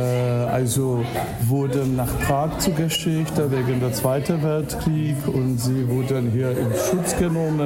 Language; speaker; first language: German; non-native, fluent; Czech